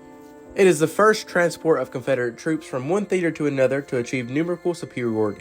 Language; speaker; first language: English; native; English